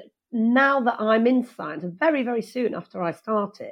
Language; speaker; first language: English; native; English